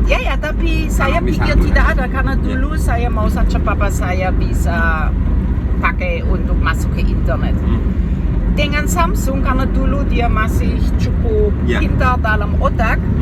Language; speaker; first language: Indonesian; non-native, fluent; German